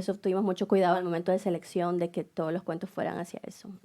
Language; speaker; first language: Spanish; native; Spanish